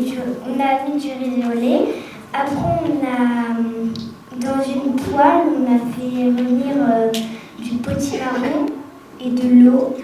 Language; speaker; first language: French; early bilingual, other home language; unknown